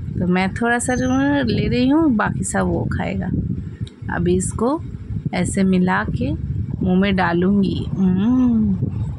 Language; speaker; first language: Hindi; non-native, local second language; Bangla